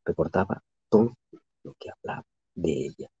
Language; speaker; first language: Spanish; non-native, local second language; Catalan